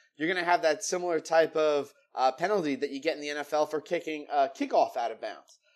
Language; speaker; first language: English; native; English